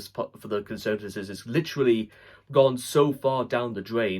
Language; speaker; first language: English; native; English